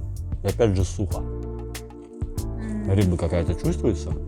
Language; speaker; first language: Russian; native; Russian